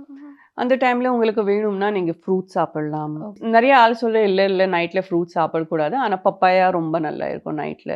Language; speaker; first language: Tamil; non-native, fluent; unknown